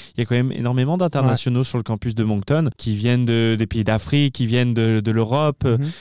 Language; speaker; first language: French; native; French